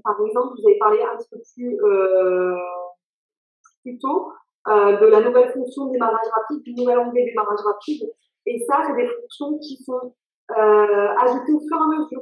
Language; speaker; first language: French; native; French